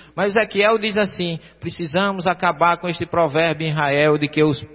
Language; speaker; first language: Portuguese; native; Portuguese